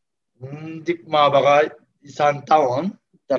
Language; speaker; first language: Filipino; non-native, learner; Japanese